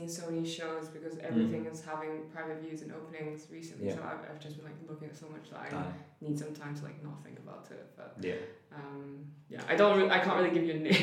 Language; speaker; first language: English; non-native, local second language; Cantonese